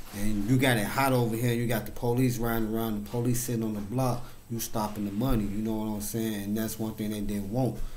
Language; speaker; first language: English; native; English